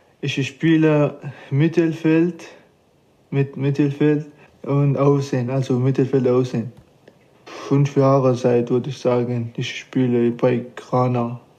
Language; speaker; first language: German; non-native, learner; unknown